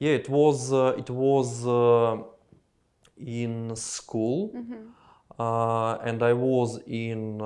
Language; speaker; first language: English; non-native, learner; Russian